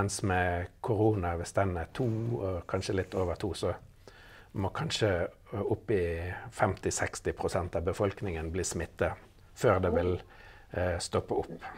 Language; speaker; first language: Norwegian; native; Norwegian